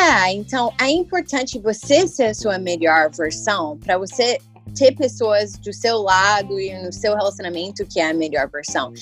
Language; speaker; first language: Portuguese; early bilingual, heritage; English